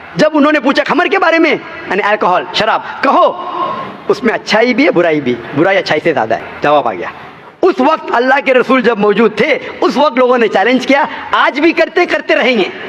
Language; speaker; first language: Hindi; non-native, local second language; Konkani